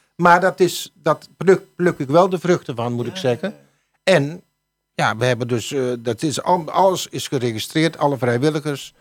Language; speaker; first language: Dutch; native; Dutch